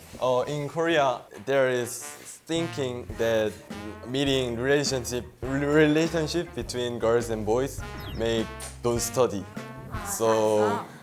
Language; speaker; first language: English; non-native, learner; Italian